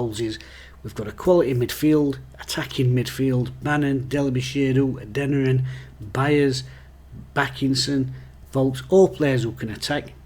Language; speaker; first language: English; native; English